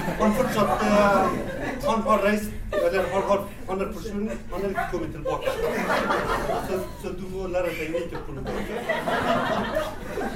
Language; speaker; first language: Norwegian; non-native, fluent; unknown